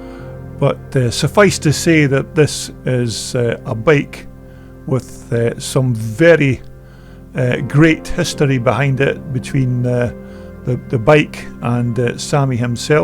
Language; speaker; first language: English; native; English